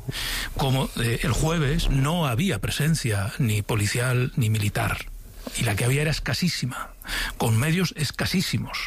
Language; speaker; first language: Spanish; native; Spanish